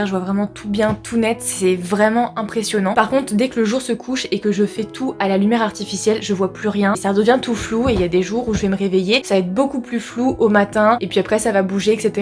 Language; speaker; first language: French; native; French